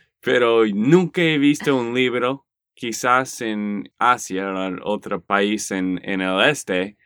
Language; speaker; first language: Spanish; non-native, learner; English